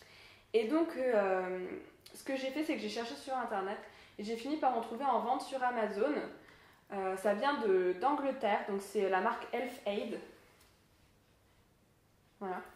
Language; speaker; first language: French; native; French